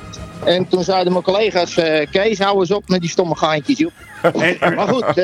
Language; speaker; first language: Dutch; native; Dutch